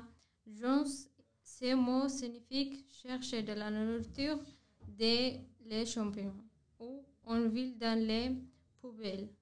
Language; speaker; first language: French; non-native, learner; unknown